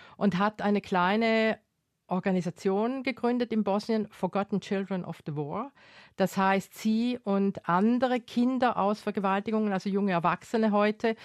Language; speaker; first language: German; native; German